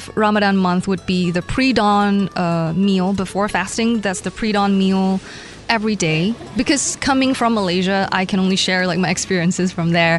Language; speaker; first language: English; non-native, local second language; Chinese